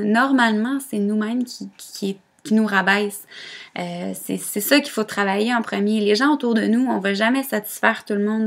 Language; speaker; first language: French; native; French